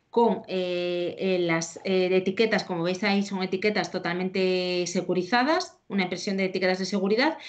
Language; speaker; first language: Spanish; native; Spanish